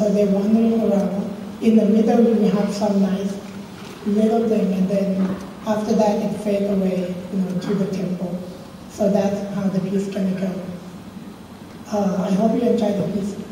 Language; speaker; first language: English; non-native, fluent; Thai